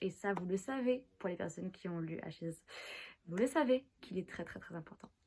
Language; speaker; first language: French; native; French